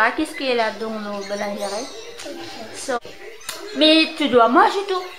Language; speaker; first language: French; non-native, learner; Filipino